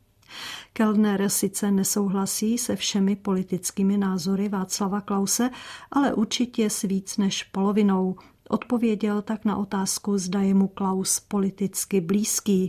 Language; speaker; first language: Czech; native; Czech